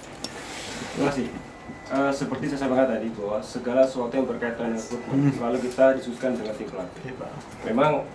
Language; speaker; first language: Indonesian; native; Indonesian